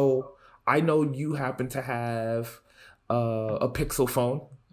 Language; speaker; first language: English; native; English